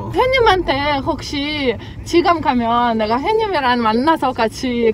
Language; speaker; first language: Korean; non-native, fluent; Russian